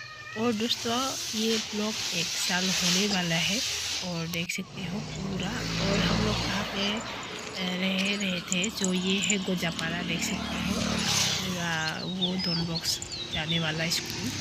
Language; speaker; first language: Hindi; non-native, local second language; Assamese